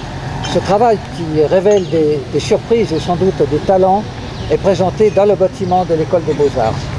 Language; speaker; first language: French; native; French